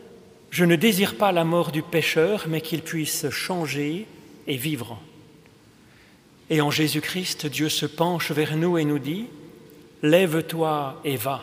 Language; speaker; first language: French; native; French